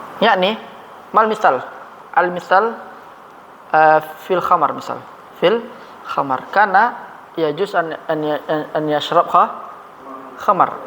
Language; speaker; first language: Arabic; non-native, fluent; Indonesian